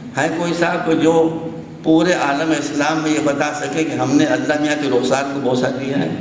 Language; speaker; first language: Urdu; native; Urdu